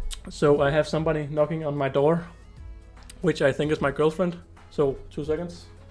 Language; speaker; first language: English; non-native, fluent; Danish